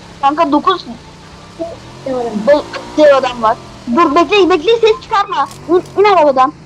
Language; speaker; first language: Turkish; native; Turkish